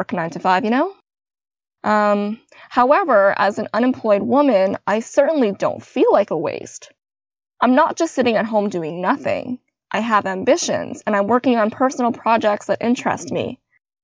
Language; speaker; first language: English; native; English